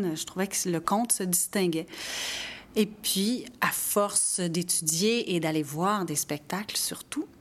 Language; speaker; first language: French; native; French